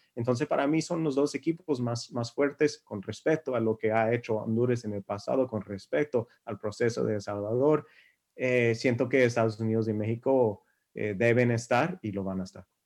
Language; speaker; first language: Spanish; non-native, fluent; English